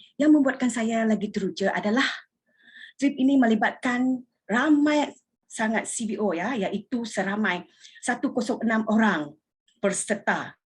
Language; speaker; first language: Malay; non-native, local second language; Iban